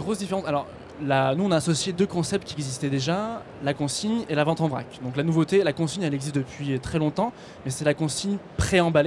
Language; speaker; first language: French; native; French